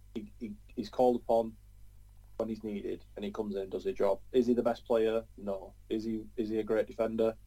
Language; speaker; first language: English; native; English